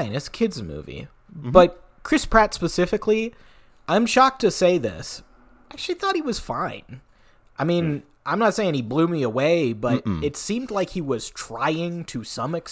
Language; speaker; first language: English; native; English